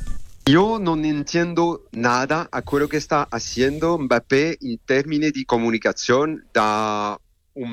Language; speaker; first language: Spanish; non-native, learner; French